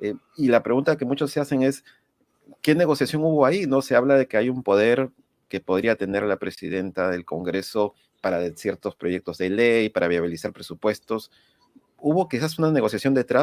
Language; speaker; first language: Spanish; native; Spanish